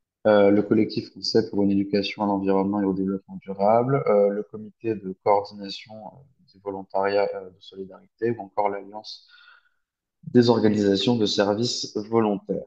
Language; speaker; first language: French; native; French